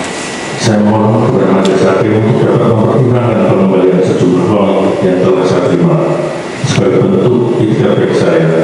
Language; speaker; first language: Indonesian; non-native, local second language; Javanese